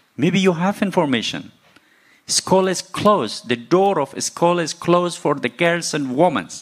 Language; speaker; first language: English; non-native, learner; Persian